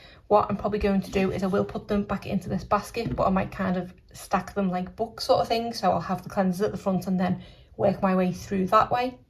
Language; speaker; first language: English; native; English